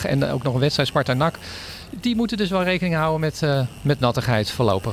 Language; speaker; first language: Dutch; native; Dutch